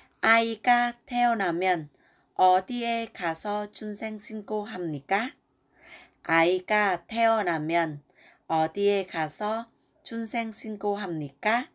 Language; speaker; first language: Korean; non-native, learner; Vietnamese